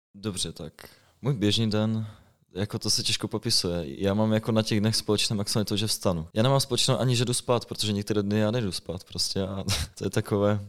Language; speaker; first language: Czech; native; Czech